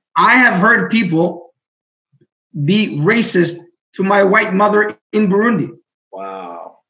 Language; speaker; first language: English; non-native, fluent; Greek